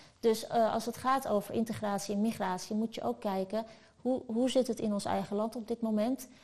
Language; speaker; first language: Dutch; early bilingual, other home language; Turkish